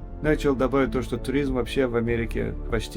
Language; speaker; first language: Russian; early bilingual, heritage; English